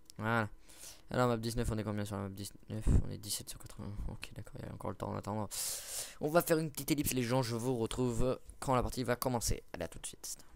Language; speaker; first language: French; native; French